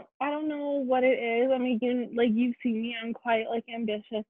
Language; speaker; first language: English; native; English